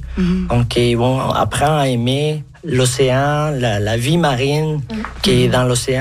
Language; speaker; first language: French; non-native, fluent; Spanish